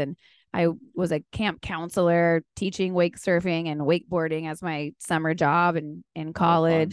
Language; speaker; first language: English; native; English